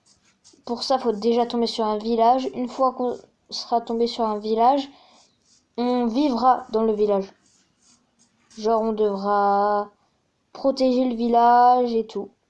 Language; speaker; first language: French; native; French